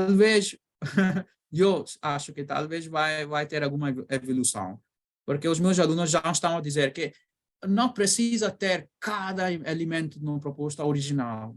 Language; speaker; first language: Portuguese; non-native, learner; Bangla